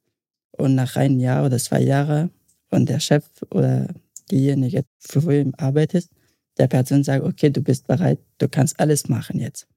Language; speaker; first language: German; non-native, learner; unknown